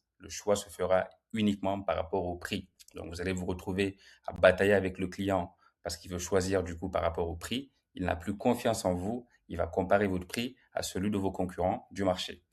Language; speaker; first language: French; native; French